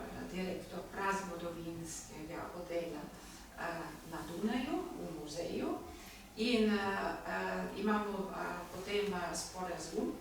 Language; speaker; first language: Slovenian; non-native, learner; German